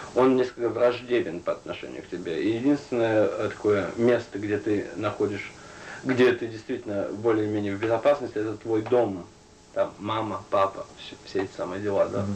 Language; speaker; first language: Russian; native; Russian